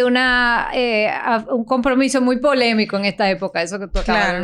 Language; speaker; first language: Spanish; native; Spanish